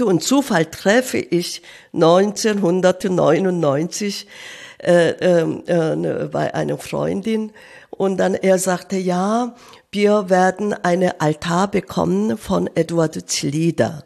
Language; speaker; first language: German; non-native, fluent; Korean